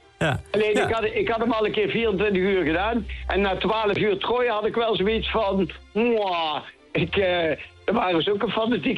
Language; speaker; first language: Dutch; native; Dutch